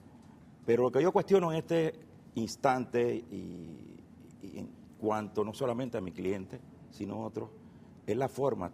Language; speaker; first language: Spanish; native; Spanish